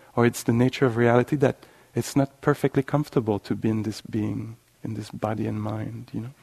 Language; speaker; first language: English; non-native, fluent; French